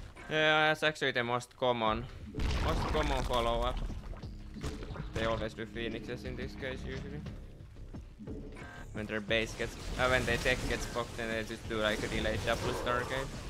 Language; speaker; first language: English; non-native, fluent; Finnish